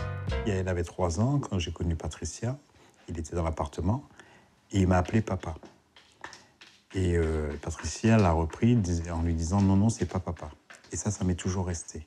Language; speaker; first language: French; native; French